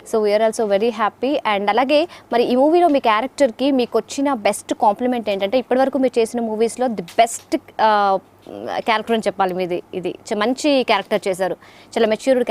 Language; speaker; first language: Telugu; native; Telugu